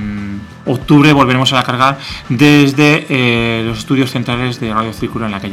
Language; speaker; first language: Spanish; native; Spanish